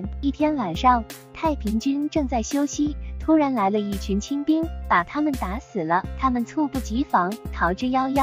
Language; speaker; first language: Chinese; native; Chinese